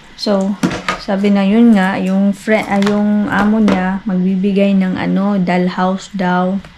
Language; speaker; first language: Filipino; non-native, local second language; Cebuano